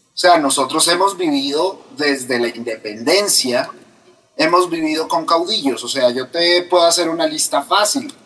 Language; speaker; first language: Spanish; native; Spanish